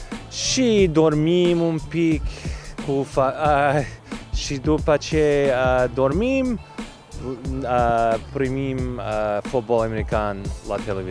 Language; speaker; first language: Romanian; non-native, learner; English